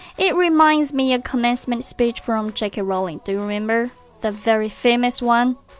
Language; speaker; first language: English; non-native, fluent; Chinese